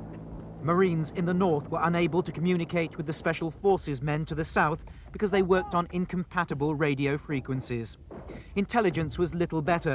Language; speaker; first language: English; native; English